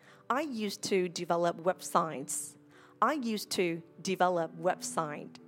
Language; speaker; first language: English; non-native, fluent; Vietnamese